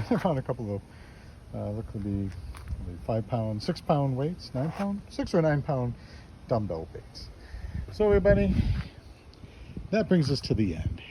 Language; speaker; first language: English; native; English